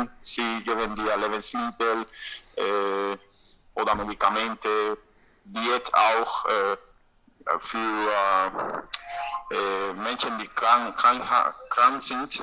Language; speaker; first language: German; non-native, learner; Spanish